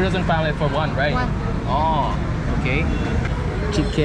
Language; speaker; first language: English; non-native, learner; Thai